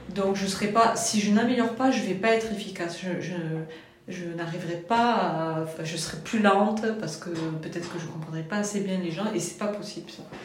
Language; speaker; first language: French; native; French